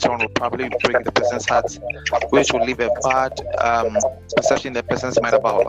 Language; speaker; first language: English; non-native, local second language; Akan